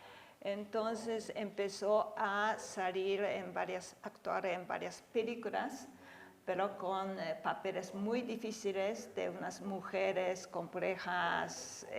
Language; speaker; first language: Spanish; non-native, fluent; Japanese